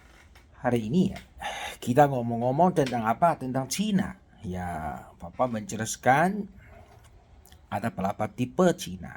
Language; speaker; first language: Indonesian; non-native, fluent; Chinese